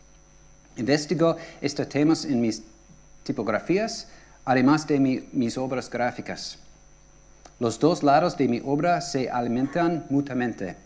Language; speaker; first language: Spanish; non-native, fluent; English